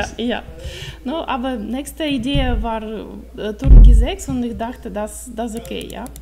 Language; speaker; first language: German; non-native, learner; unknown